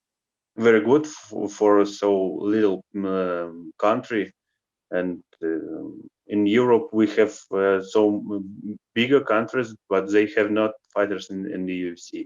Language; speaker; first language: English; non-native, learner; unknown